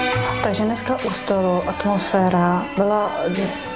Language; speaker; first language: Czech; non-native, learner; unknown